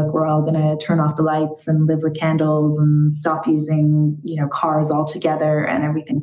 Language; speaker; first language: English; native; English